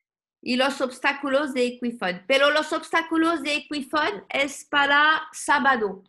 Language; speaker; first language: Spanish; non-native, learner; French